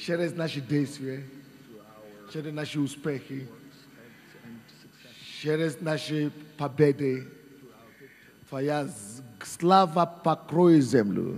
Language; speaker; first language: Russian; non-native, fluent; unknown